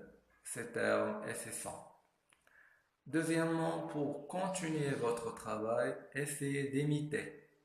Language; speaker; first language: French; non-native, fluent; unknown